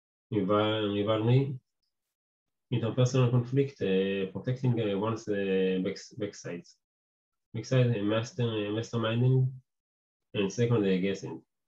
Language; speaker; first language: English; non-native, fluent; Hebrew